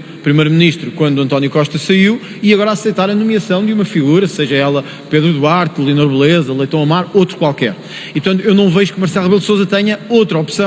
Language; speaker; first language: Portuguese; native; Portuguese